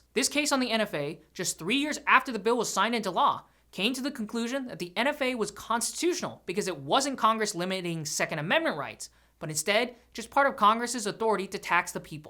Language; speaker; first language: English; native; English